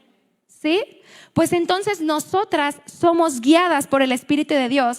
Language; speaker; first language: Spanish; native; Spanish